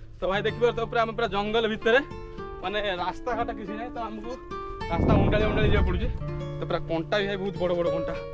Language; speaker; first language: Odia; native; Odia